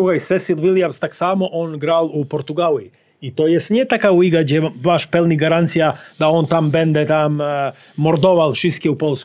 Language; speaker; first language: Polish; non-native, learner; Serbian